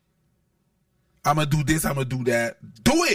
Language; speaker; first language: English; non-native, fluent; French